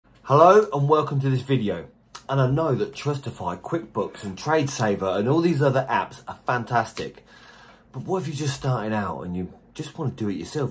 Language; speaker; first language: English; native; English